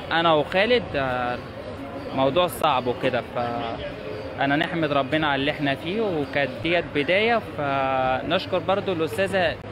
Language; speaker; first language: Egyptian Arabic; native; Egyptian Arabic